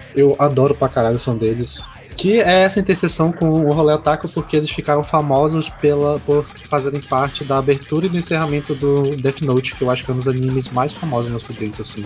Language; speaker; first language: Portuguese; native; Portuguese